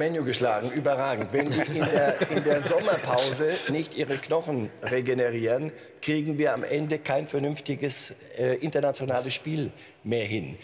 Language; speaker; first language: German; native; German